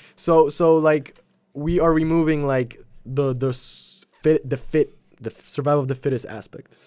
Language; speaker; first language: English; early bilingual, other home language; Polish